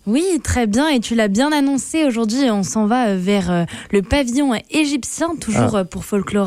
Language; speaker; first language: French; native; French